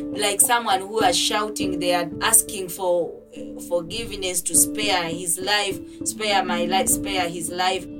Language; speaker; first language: English; non-native, fluent; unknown